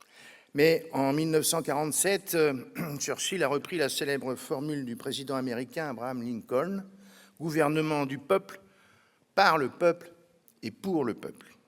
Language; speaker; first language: French; native; French